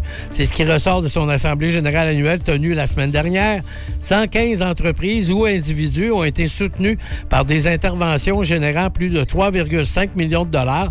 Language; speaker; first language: French; native; French